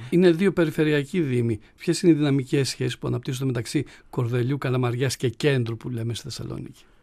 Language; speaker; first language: Greek; native; Greek